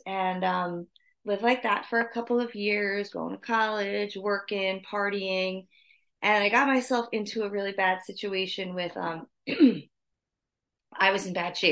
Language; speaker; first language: English; native; English